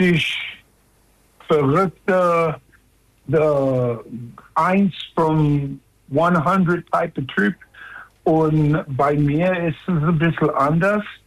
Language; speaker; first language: German; non-native, learner; English